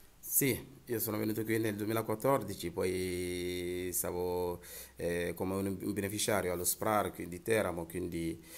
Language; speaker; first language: Italian; non-native, fluent; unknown